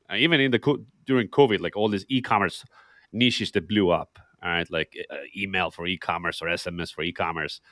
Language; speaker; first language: English; non-native, fluent; Estonian